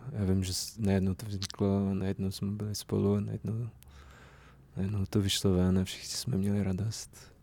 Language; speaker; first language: Czech; non-native, fluent; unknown